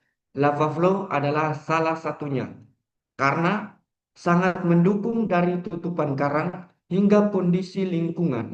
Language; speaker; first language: Indonesian; native; Indonesian